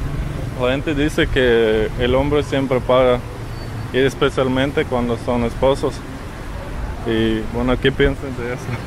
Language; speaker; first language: Spanish; non-native, fluent; Russian